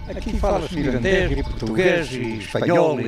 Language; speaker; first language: Portuguese; non-native, local second language; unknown